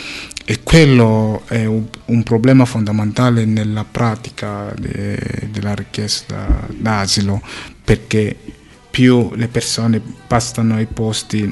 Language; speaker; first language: Italian; non-native, fluent; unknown